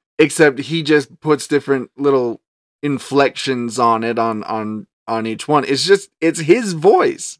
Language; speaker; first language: English; native; English